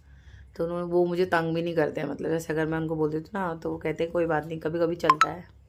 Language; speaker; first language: Hindi; native; Hindi